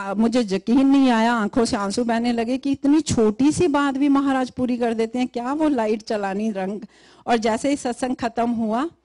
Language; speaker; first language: Hindi; native; Hindi